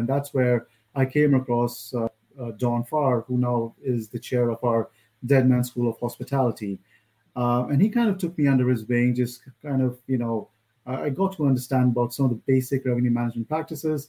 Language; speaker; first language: English; non-native, local second language; Hindi